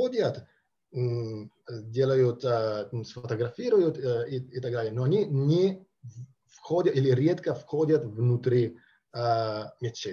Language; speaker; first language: Russian; non-native, fluent; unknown